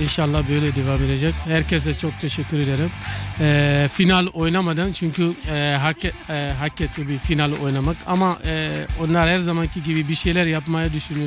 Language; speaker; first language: Turkish; non-native, learner; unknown